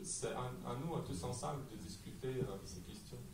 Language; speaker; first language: French; non-native, fluent; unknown